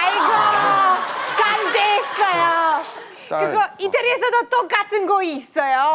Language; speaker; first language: Korean; non-native, learner; Italian